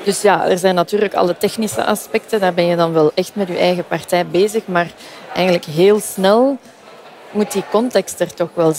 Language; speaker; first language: Dutch; native; Dutch